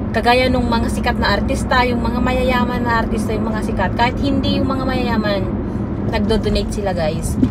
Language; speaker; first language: Filipino; native; Filipino